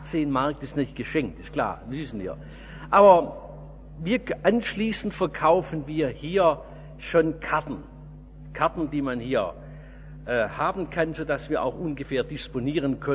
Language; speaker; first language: German; native; German